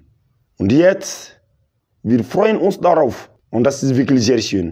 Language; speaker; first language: German; non-native, local second language; Bambara